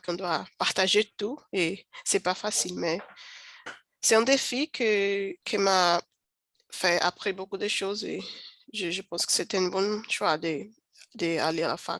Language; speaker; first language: French; non-native, learner; Portuguese